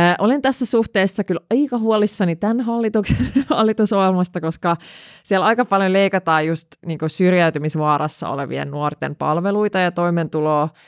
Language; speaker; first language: Finnish; non-native, local second language; Swedish